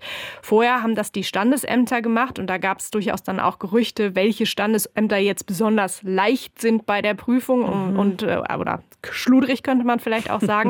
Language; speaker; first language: German; native; German